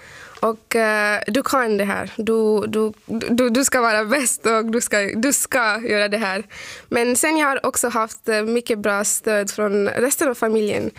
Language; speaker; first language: Swedish; non-native, fluent; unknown